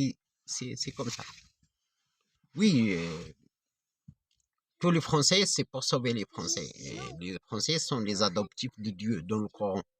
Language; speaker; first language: French; non-native, fluent; Arabic